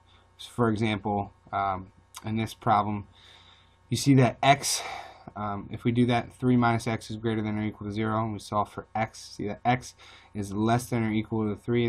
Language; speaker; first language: English; native; English